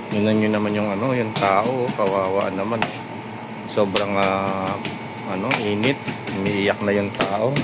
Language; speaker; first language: Filipino; non-native, local second language; Pampanga